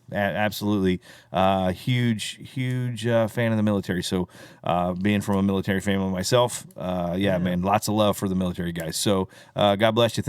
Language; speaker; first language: English; native; English